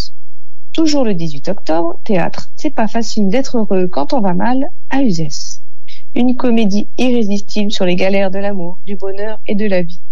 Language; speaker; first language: French; native; French